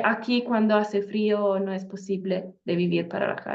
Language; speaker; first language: Spanish; non-native, fluent; Italian